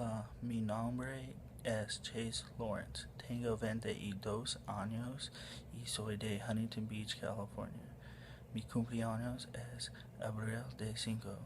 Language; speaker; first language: Spanish; non-native, learner; English